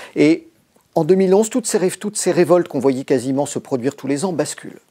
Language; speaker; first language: French; native; French